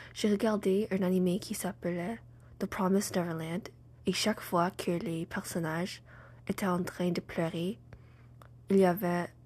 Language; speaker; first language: French; non-native, learner; English